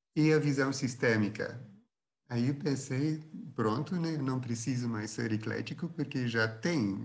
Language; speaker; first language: Portuguese; non-native, fluent; Dutch